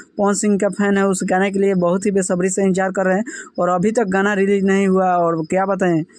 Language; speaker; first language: Hindi; native; Hindi